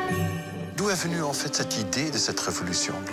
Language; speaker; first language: French; non-native, local second language; Dutch